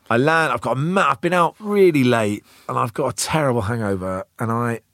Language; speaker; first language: English; native; English